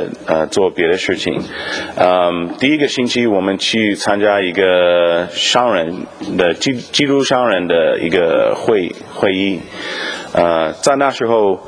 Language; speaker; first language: Chinese; non-native, fluent; English